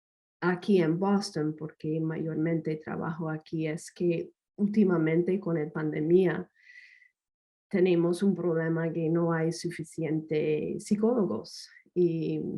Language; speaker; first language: Spanish; non-native, fluent; English